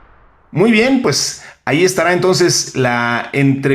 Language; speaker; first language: Spanish; native; Spanish